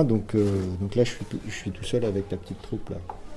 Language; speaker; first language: French; native; French